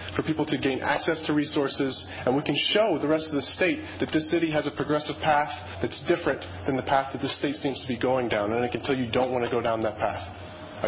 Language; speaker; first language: English; native; English